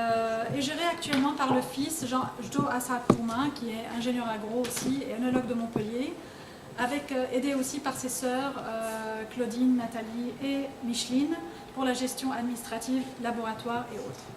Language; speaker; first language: French; non-native, local second language; Arabic